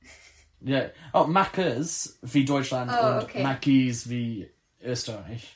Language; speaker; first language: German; non-native, learner; English